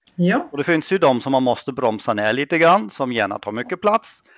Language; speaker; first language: Swedish; non-native, fluent; German